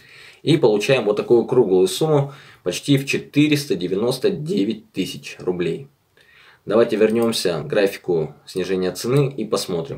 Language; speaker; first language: Russian; native; Russian